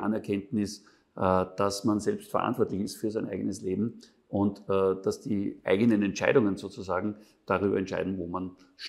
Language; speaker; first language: German; native; German